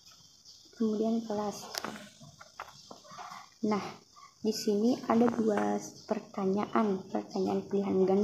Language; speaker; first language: Indonesian; native; Indonesian